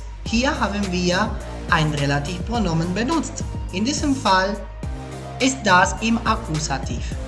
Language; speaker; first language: German; non-native, fluent; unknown